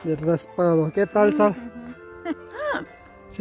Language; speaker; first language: Spanish; non-native, learner; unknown